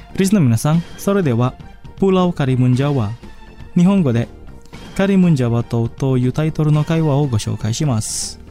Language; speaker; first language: Japanese; non-native, fluent; Indonesian